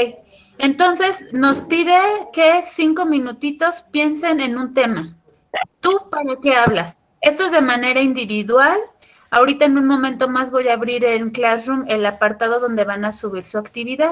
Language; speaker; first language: Spanish; native; Spanish